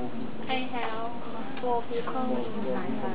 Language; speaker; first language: English; non-native, learner; Thai